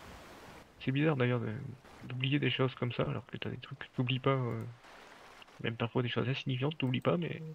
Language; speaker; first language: French; native; French